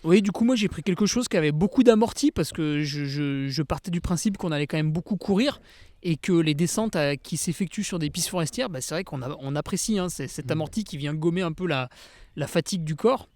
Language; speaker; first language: French; native; French